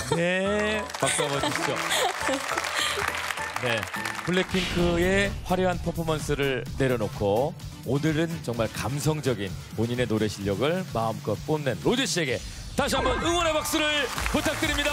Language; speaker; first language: Korean; native; Korean